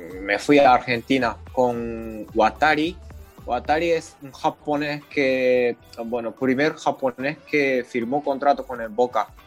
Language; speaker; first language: Spanish; non-native, learner; Japanese